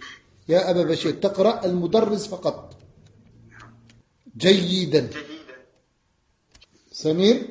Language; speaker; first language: Arabic; non-native, fluent; French